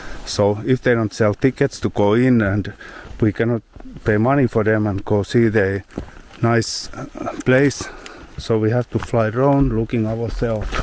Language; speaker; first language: English; non-native, learner; Finnish